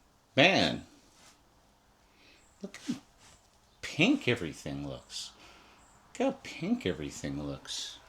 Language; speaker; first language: English; native; English